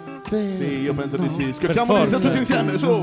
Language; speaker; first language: Italian; native; Italian